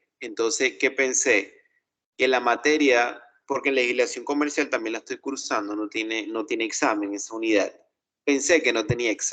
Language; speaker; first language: Spanish; native; Spanish